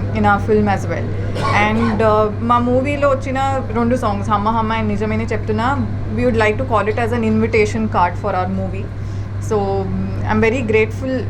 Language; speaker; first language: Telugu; non-native, fluent; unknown